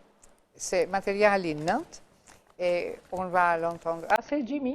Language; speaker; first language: French; non-native, fluent; Albanian